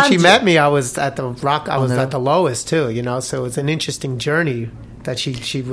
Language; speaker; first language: English; native; English